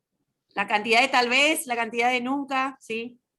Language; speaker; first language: Spanish; native; Spanish